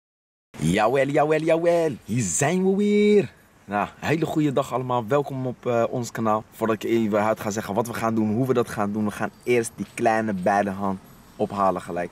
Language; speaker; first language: Dutch; early bilingual, other home language; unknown